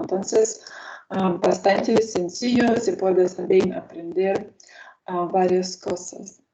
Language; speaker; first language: Spanish; non-native, learner; Lithuanian